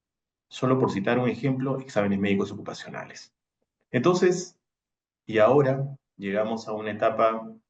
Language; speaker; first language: Spanish; native; Spanish